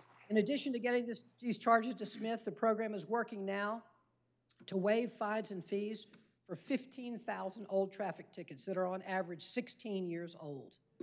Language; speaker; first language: English; native; English